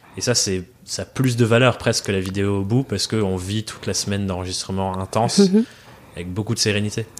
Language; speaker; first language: French; native; French